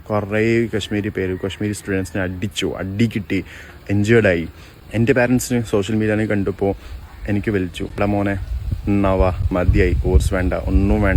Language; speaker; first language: Malayalam; non-native, local second language; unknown